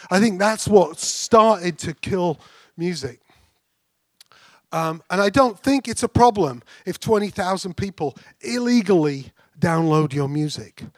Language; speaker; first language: English; native; English